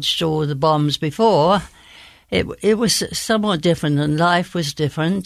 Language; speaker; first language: English; native; English